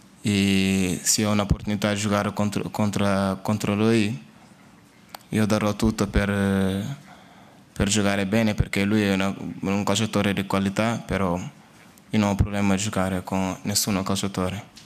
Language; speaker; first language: Italian; non-native, learner; Portuguese